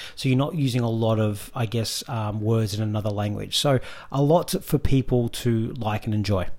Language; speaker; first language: English; native; English